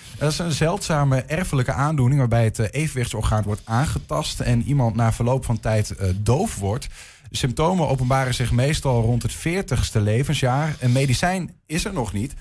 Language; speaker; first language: Dutch; native; Dutch